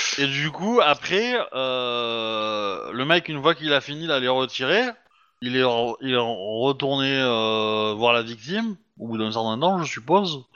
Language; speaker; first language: French; native; French